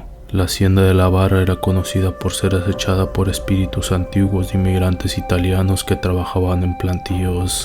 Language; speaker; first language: Spanish; native; Spanish